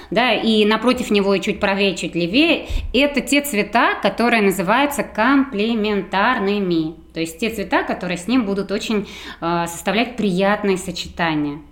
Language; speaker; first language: Russian; native; Russian